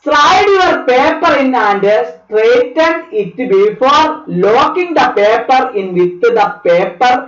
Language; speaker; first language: English; non-native, local second language; Malayalam